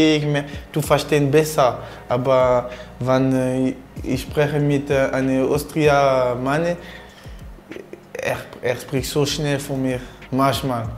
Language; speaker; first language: German; non-native, learner; French